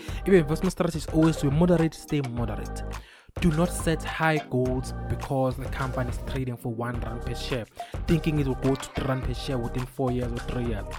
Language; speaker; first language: English; non-native, local second language; Swati